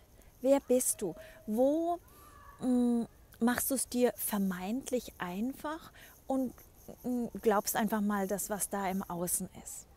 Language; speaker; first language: German; native; German